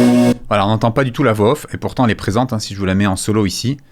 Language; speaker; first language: French; native; French